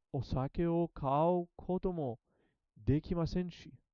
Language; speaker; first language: Japanese; non-native, learner; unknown